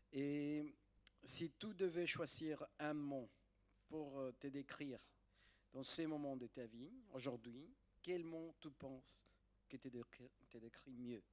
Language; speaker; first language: French; non-native, fluent; Spanish